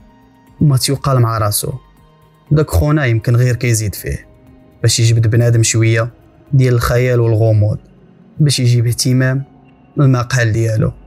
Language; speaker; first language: Arabic; native; Arabic